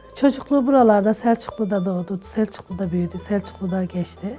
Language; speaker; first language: Turkish; native; Turkish